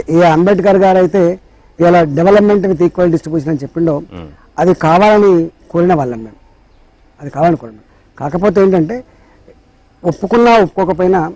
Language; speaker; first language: Telugu; native; Telugu